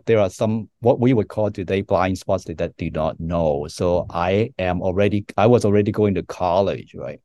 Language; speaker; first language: English; non-native, local second language; Cantonese